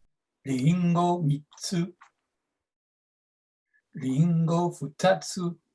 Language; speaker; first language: Japanese; non-native, learner; English